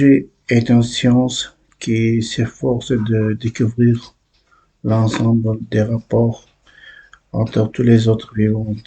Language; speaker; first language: French; non-native, learner; Uzbek